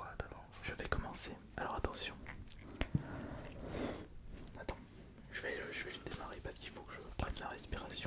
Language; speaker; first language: French; native; French